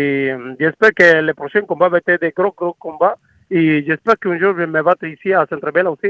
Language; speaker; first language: French; non-native, learner; Spanish